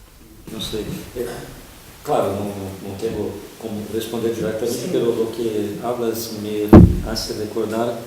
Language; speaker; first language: Spanish; non-native, fluent; Portuguese